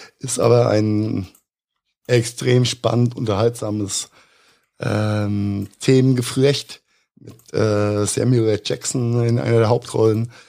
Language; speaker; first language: German; native; German